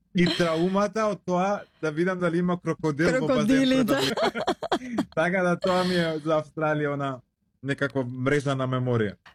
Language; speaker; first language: Macedonian; native; Macedonian